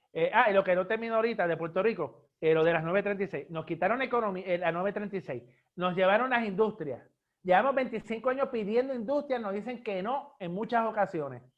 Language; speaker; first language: Spanish; native; Spanish